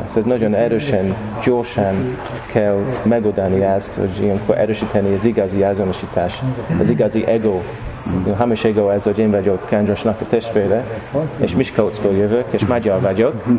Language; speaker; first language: Hungarian; non-native, learner; English